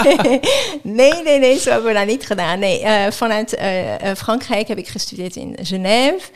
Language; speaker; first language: Dutch; non-native, fluent; French